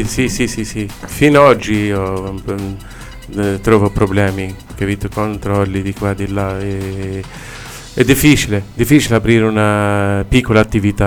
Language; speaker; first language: Italian; non-native, learner; Arabic